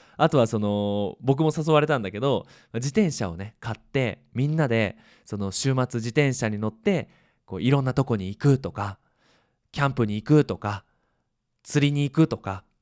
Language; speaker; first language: Japanese; native; Japanese